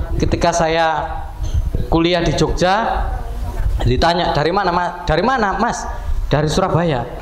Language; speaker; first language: Indonesian; native; Indonesian